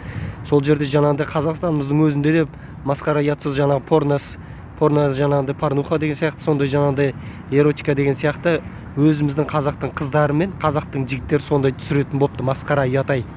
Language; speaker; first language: Kazakh; native; Kazakh